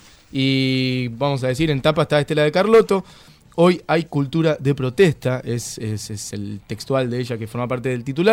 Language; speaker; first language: Spanish; native; Spanish